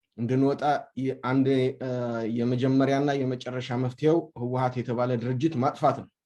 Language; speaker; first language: Amharic; non-native, local second language; Tigrinya